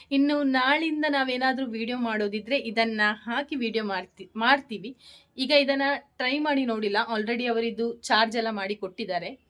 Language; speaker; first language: Kannada; native; Kannada